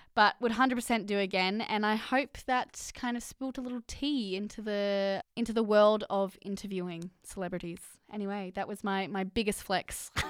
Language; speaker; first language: English; native; English